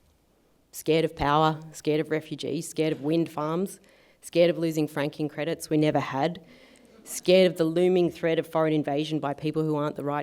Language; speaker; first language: English; native; English